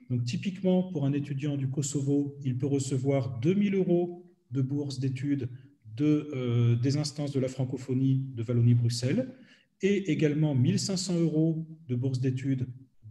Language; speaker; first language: French; native; French